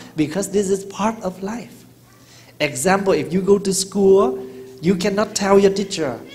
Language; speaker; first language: English; early bilingual, other home language; Vietnamese